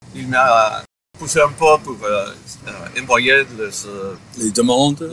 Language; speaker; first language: French; non-native, fluent; Spanish